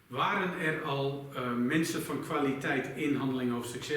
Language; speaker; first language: Dutch; native; Dutch